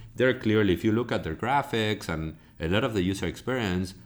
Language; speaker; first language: English; non-native, fluent; Spanish